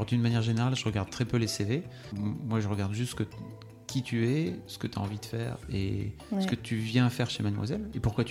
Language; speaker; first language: French; native; French